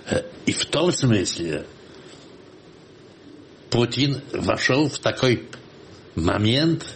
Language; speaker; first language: Russian; non-native, fluent; Polish